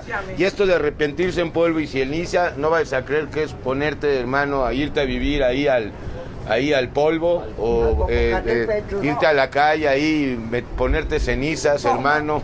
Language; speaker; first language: Spanish; native; Spanish